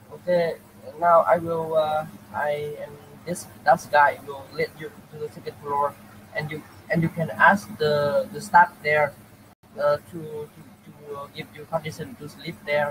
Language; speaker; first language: English; non-native, learner; Vietnamese